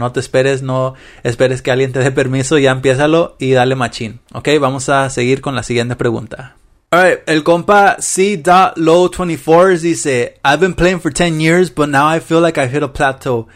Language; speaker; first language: Spanish; early bilingual, heritage; Spanish